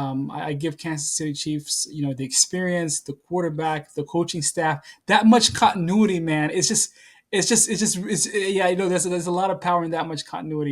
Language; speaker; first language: English; native; English